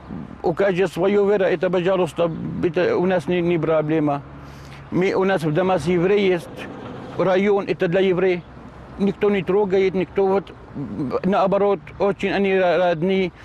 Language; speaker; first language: Russian; non-native, learner; Arabic